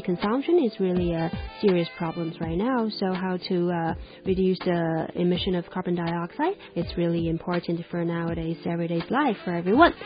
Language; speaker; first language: English; non-native, fluent; Chinese